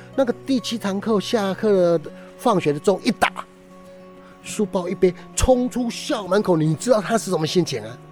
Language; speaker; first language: Chinese; native; Chinese